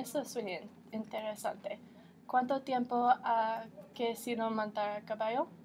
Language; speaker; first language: Spanish; non-native, learner; English